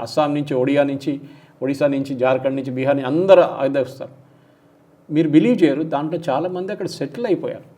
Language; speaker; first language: Telugu; non-native, local second language; Malayalam